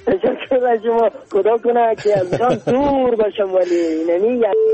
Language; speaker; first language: Persian; non-native, local second language; Pashto